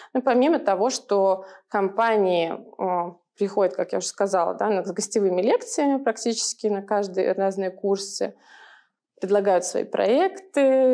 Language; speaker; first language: Russian; native; Russian